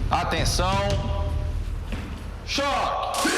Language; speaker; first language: Portuguese; native; Portuguese